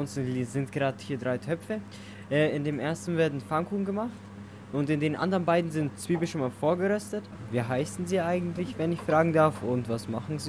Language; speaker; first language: German; native; German